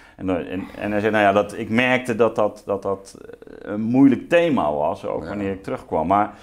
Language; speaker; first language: Dutch; native; Dutch